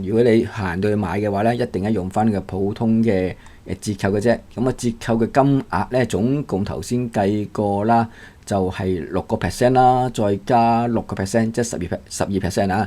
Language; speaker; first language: Cantonese; native; Cantonese